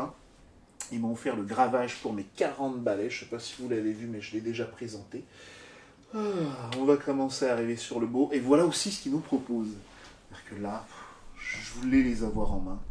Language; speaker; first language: French; native; French